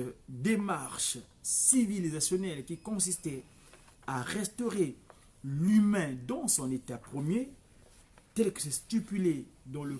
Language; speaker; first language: French; non-native, local second language; Kongo